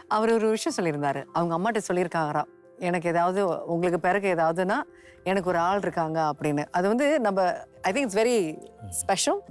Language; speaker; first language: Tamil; native; Tamil